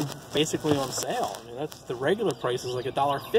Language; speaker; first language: English; native; English